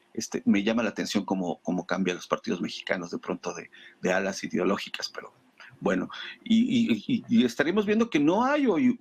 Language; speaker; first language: Spanish; native; Spanish